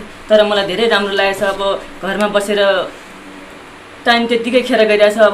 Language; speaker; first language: Nepali; non-native, local second language; Newari